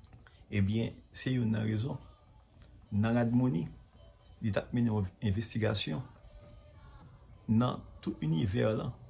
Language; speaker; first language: French; non-native, local second language; Haitian Creole